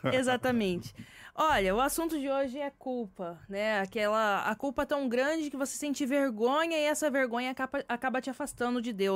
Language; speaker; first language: Portuguese; native; Portuguese